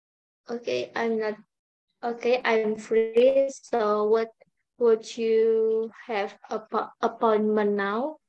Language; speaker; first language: English; non-native, learner; Indonesian